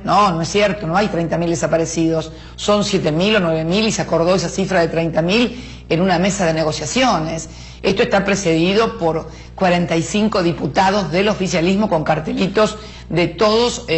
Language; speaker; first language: Spanish; native; Spanish